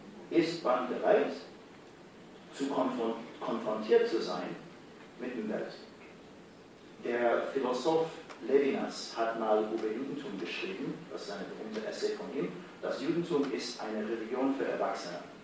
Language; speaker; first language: German; non-native, fluent; English